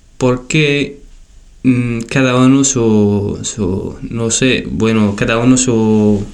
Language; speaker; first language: Spanish; non-native, learner; Tachelhit